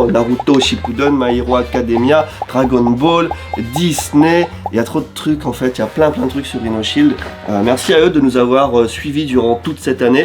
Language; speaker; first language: French; native; French